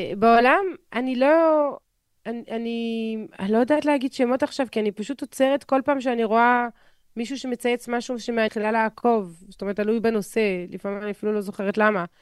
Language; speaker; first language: Hebrew; non-native, fluent; French